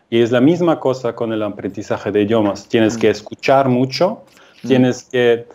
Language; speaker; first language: Spanish; non-native, fluent; Russian